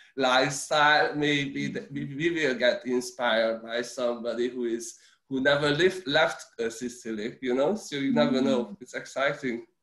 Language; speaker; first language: English; early bilingual, other home language; Hungarian